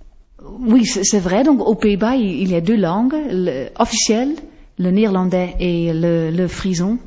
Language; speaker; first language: French; non-native, fluent; Western Frisian